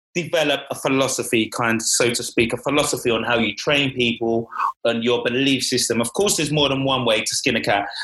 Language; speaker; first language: English; native; English